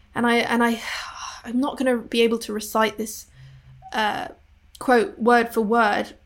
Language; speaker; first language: English; non-native, local second language; Cantonese